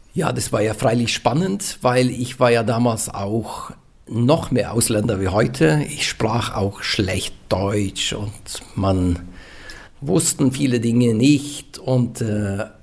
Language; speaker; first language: German; non-native, fluent; Norwegian